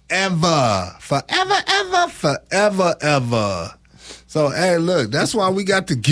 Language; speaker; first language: English; native; English